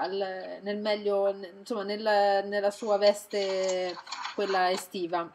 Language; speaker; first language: Italian; native; Italian